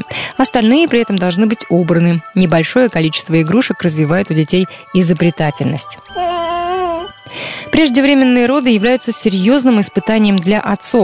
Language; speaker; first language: Russian; native; Russian